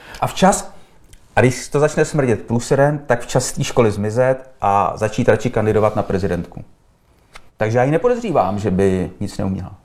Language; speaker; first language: Czech; native; Czech